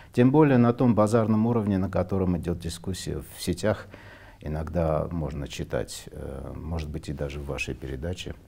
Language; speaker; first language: Russian; non-native, local second language; Armenian